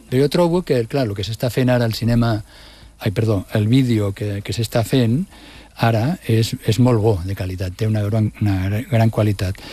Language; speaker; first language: Catalan; non-native, local second language; Spanish